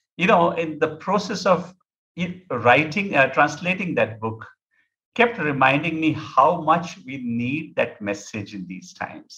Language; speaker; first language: English; non-native, local second language; Punjabi